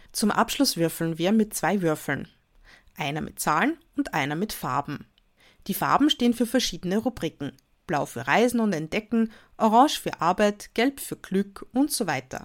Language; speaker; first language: German; native; German